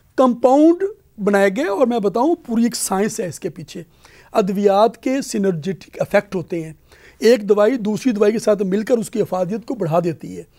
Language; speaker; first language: Urdu; native; Urdu